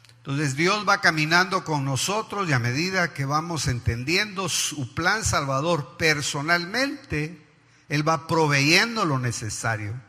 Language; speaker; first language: Spanish; native; Spanish